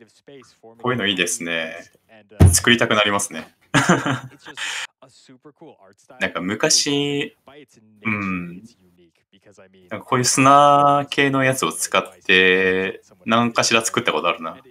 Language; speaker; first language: Japanese; native; Japanese